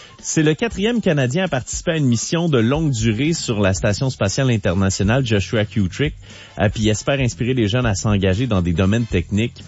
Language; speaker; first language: French; native; French